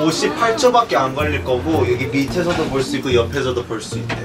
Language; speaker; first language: Korean; early bilingual, heritage; Korean